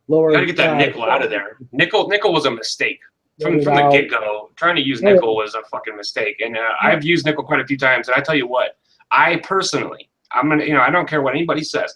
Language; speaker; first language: English; native; English